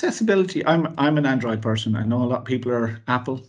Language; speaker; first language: English; native; English